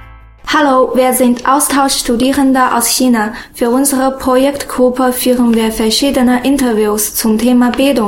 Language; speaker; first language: German; non-native, learner; Chinese